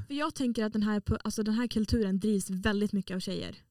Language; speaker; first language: Swedish; native; Swedish